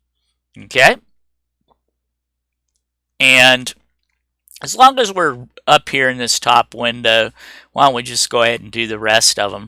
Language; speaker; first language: English; native; English